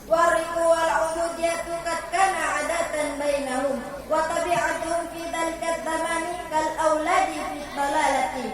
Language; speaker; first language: Arabic; non-native, learner; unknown